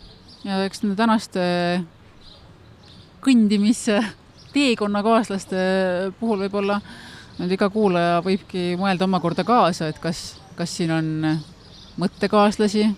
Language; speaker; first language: Estonian; native; Estonian